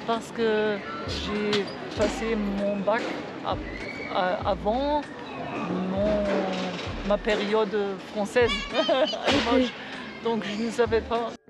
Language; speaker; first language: French; non-native, fluent; German